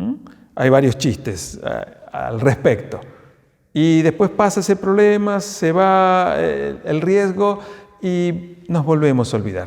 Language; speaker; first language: Spanish; native; Spanish